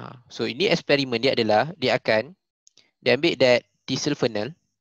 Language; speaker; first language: Malay; native; Malay